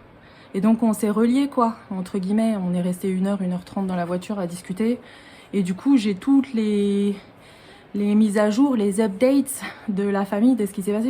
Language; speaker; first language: French; native; French